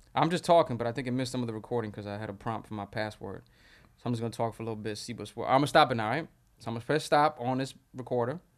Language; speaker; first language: English; early bilingual, other home language; Spanish